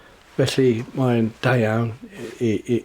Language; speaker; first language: Welsh; non-native, learner; English